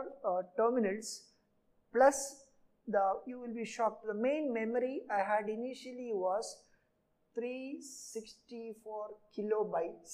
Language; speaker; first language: English; non-native, local second language; Malayalam